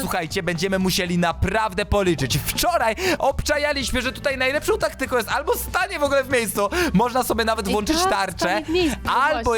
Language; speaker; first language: Polish; native; Polish